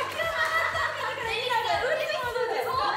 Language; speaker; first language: Japanese; native; Japanese